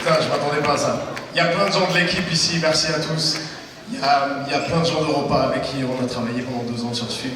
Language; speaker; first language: French; native; French